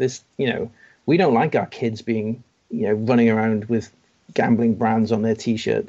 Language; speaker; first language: English; native; English